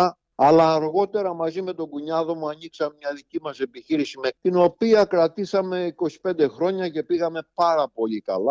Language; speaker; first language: Greek; native; Greek